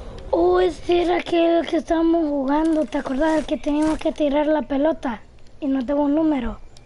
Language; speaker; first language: Spanish; early bilingual, heritage; Spanish